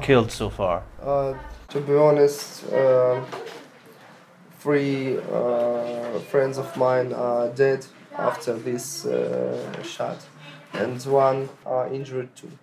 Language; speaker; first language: English; non-native, learner; Ukrainian